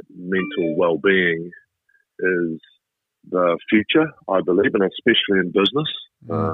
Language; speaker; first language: English; native; English